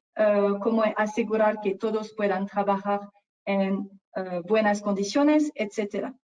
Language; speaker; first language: Spanish; non-native, fluent; French